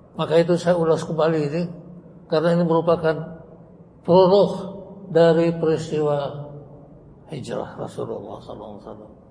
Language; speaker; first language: Indonesian; native; Indonesian